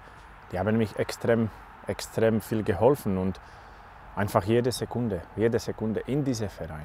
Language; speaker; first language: German; non-native, learner; Slovak